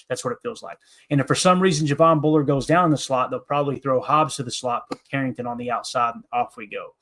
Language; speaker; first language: English; native; English